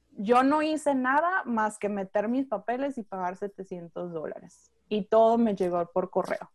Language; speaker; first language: Spanish; native; Spanish